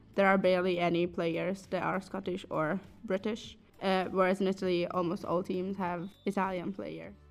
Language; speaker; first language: English; non-native, fluent; Italian